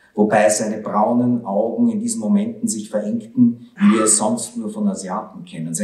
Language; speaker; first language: German; early bilingual, other home language; Hebrew